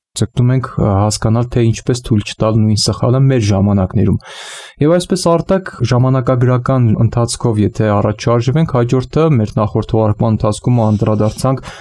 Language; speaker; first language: Armenian; native; Armenian